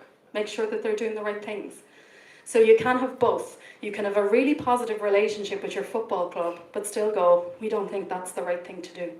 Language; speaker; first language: English; native; English